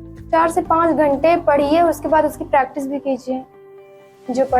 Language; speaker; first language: Hindi; native; Hindi